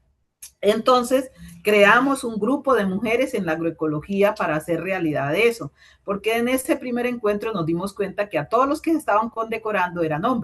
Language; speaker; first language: Spanish; native; Spanish